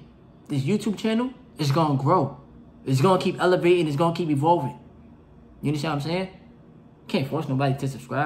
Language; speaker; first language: English; native; English